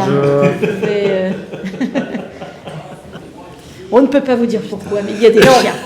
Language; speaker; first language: French; native; French